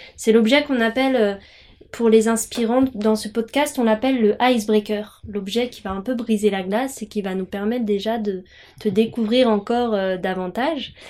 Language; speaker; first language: French; native; French